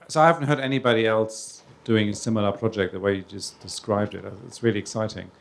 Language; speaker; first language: English; native; English